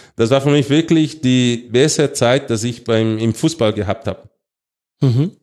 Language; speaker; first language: German; non-native, fluent; Portuguese